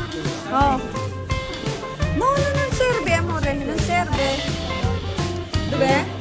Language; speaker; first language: Italian; non-native, learner; Filipino